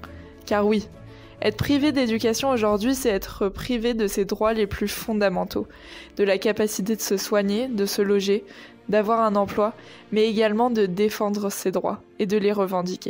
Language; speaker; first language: French; native; French